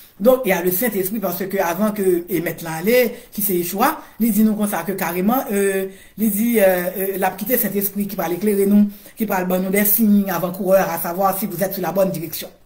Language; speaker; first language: French; non-native, local second language; Haitian Creole